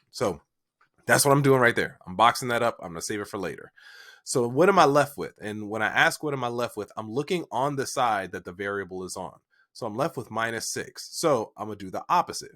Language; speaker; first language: English; native; English